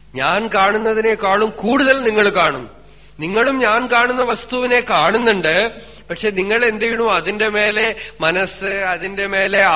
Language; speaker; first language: Malayalam; non-native, local second language; Tamil